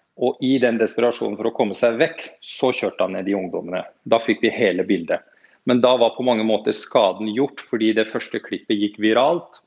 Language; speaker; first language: Norwegian; native; Norwegian